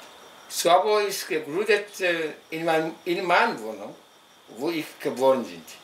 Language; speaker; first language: German; non-native, local second language; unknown